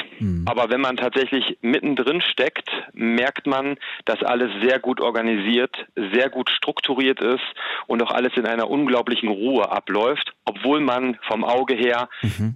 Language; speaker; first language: German; native; German